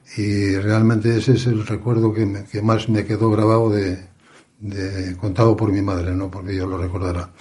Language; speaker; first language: Spanish; native; Spanish